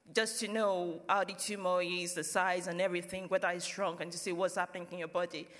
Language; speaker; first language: English; non-native, local second language; Yoruba